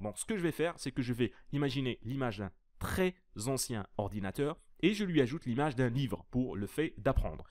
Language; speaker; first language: French; native; French